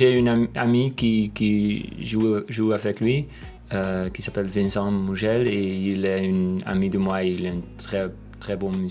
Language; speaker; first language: French; non-native, learner; Dutch